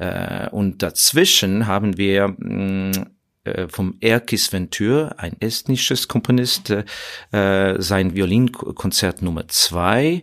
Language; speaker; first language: German; non-native, fluent; Estonian